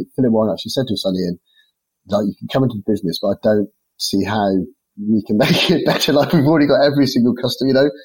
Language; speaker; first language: English; native; English